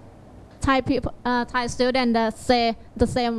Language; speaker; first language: English; non-native, learner; Thai